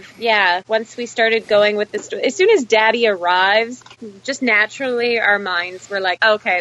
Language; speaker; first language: English; native; English